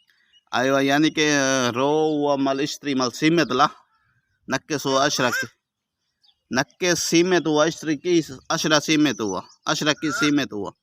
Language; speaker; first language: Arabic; non-native, learner; Urdu